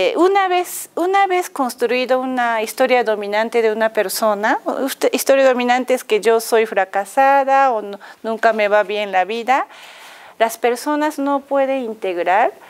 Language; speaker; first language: Spanish; non-native, fluent; Japanese